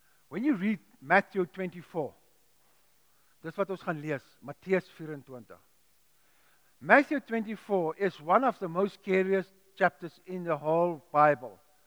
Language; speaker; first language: English; non-native, local second language; Afrikaans